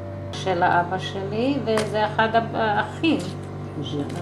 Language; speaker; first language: Hebrew; early bilingual, other home language; German